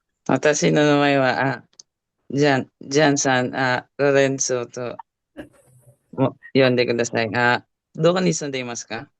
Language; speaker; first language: Japanese; non-native, learner; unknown